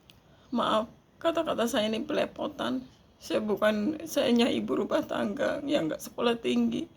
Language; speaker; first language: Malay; non-native, local second language; Javanese